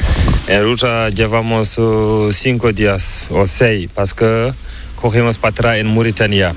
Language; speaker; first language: Spanish; non-native, learner; Fula